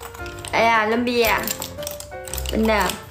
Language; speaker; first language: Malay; non-native, learner; Vietnamese